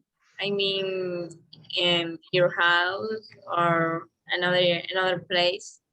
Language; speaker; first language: English; non-native, learner; Spanish